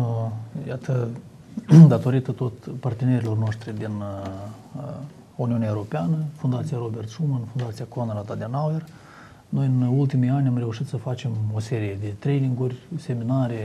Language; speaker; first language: Romanian; native; Romanian